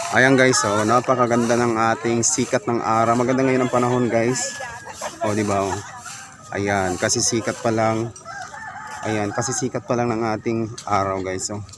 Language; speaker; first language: Filipino; native; Filipino